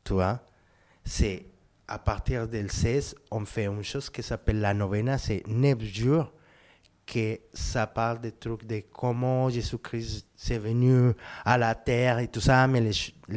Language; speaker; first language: French; non-native, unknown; Spanish